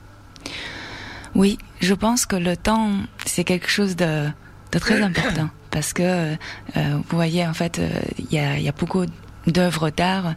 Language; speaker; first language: French; non-native, fluent; Chinese